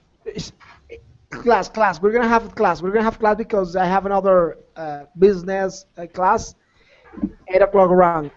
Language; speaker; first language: English; non-native, fluent; Spanish